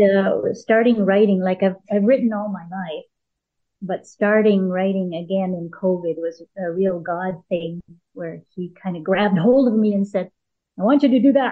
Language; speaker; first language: English; native; English